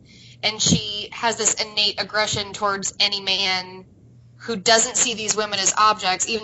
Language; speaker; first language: English; native; English